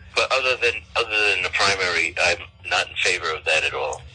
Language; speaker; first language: English; native; English